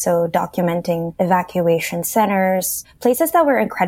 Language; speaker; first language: English; non-native, local second language; Filipino